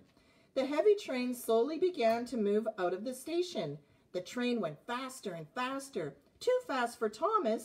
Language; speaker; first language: English; native; English